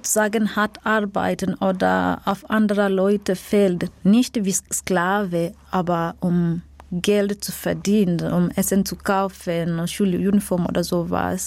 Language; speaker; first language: German; non-native, fluent; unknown